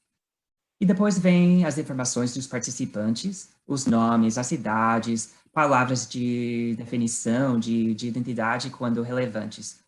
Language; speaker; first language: Portuguese; non-native, fluent; English